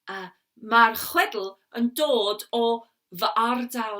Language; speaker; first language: Welsh; non-native, learner; English